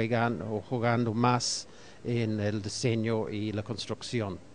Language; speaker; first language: Spanish; non-native, fluent; English